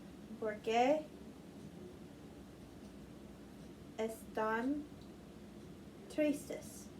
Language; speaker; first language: Spanish; non-native, learner; English